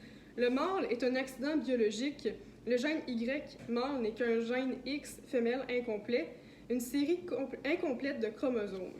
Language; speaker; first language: French; native; French